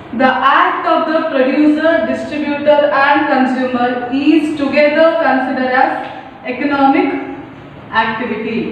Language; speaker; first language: English; non-native, local second language; Kannada